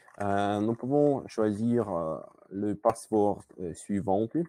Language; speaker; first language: French; non-native, learner; Russian